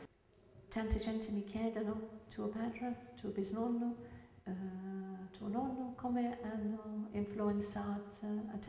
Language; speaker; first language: Italian; non-native, fluent; English